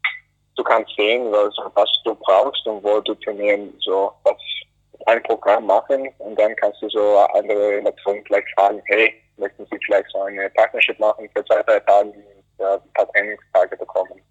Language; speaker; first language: German; non-native, fluent; English